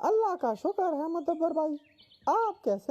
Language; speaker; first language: Urdu; native; Urdu